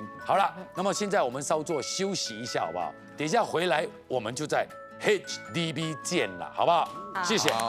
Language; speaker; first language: Chinese; native; Chinese